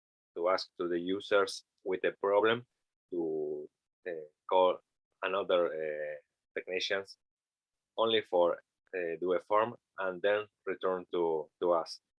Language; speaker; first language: English; non-native, learner; Spanish